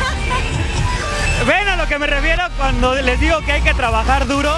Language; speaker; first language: Spanish; native; Spanish